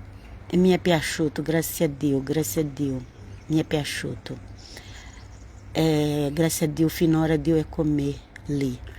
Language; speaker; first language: Italian; non-native, learner; Portuguese